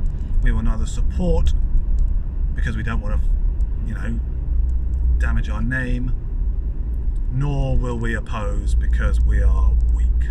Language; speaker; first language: English; native; English